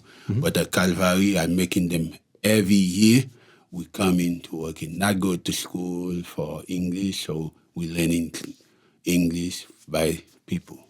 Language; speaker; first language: English; non-native, local second language; Haitian Creole